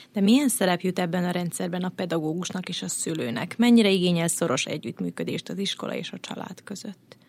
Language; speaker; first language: Hungarian; native; Hungarian